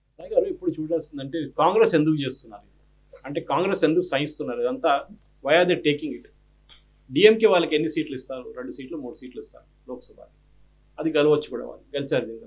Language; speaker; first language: Telugu; non-native, fluent; Malayalam